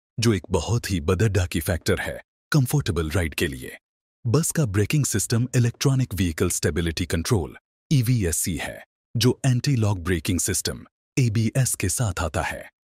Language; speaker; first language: Hindi; non-native, local second language; Marathi